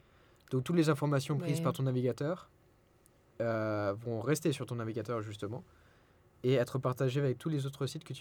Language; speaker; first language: French; non-native, fluent; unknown